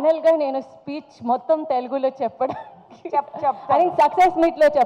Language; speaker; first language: Telugu; non-native, learner; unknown